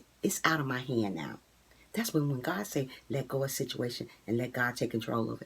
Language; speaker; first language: English; native; English